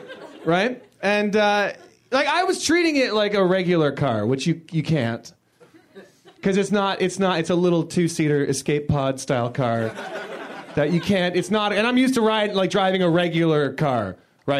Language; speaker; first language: English; native; English